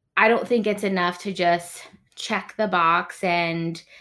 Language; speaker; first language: English; native; English